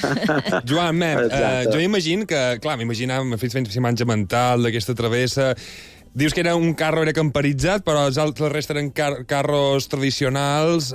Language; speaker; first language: Catalan; native; Catalan